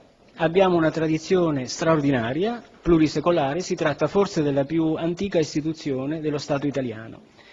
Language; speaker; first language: Italian; native; Italian